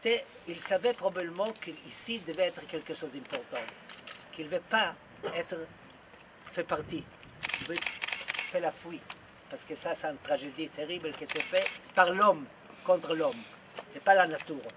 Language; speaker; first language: French; non-native, fluent; Hebrew